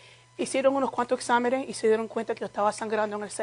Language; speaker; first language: Spanish; native; Spanish